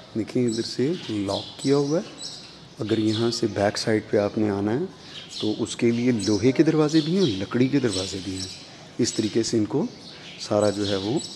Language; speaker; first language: Urdu; non-native, local second language; Punjabi